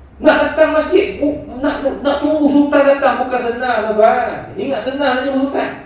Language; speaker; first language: Malay; native; Malay